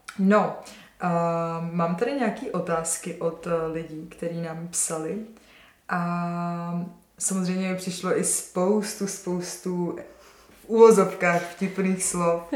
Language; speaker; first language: Czech; native; Czech